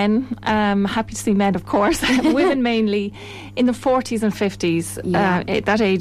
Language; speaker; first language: English; native; English